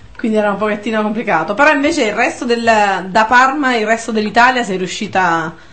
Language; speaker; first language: Italian; native; Italian